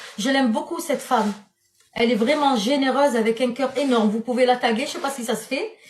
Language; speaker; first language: French; non-native, local second language; Arabic